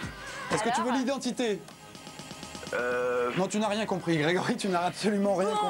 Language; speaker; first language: French; native; French